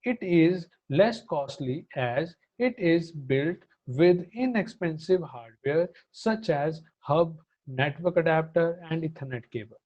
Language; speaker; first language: English; non-native, local second language; Punjabi